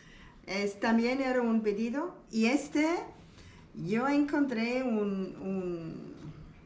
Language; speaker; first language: Spanish; non-native, learner; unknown